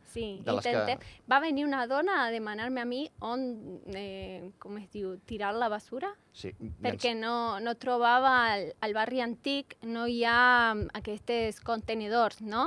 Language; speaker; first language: Catalan; non-native, learner; Spanish